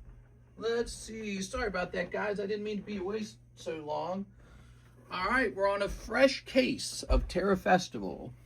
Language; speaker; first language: English; native; English